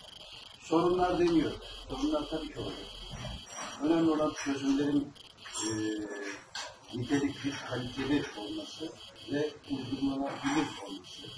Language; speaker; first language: Turkish; native; Turkish